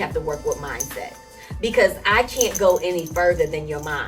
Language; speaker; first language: English; native; English